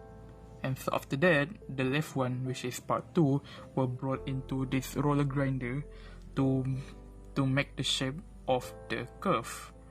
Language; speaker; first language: English; non-native, local second language; Malay